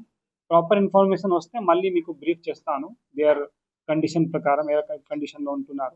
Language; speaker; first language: Telugu; non-native, local second language; Urdu